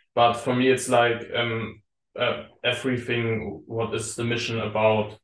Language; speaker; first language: English; non-native, learner; German